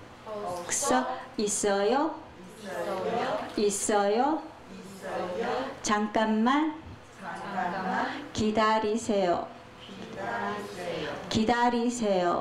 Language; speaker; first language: Korean; non-native, fluent; Chinese